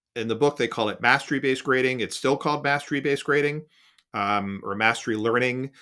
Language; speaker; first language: English; native; English